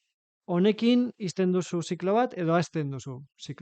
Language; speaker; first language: Basque; native; Basque